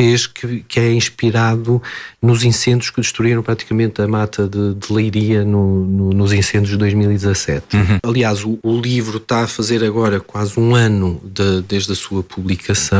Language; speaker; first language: Portuguese; native; Portuguese